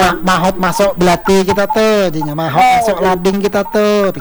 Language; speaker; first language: Indonesian; non-native, local second language; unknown